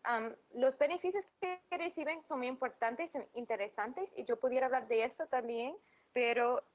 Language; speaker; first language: Spanish; non-native, fluent; English